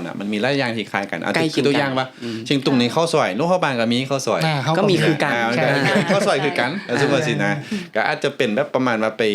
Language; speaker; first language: Thai; native; Thai